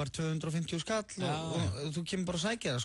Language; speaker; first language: Icelandic; native; Icelandic